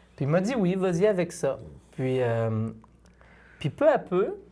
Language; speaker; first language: French; native; French